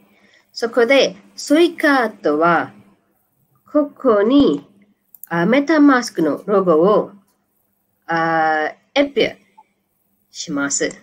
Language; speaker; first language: Japanese; non-native, learner; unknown